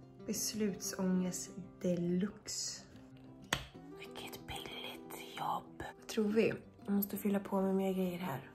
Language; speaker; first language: Swedish; native; Swedish